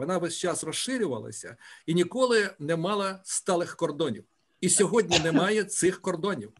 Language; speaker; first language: Ukrainian; native; Ukrainian